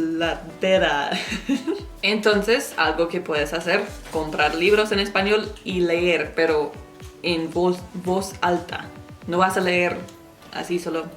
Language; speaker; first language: Spanish; non-native, fluent; English